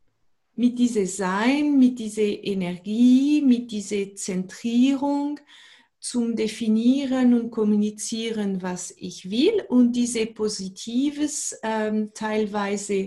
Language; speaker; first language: German; non-native, fluent; French